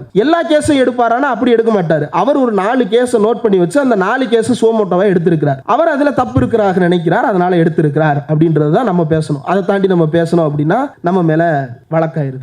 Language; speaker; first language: Tamil; native; Tamil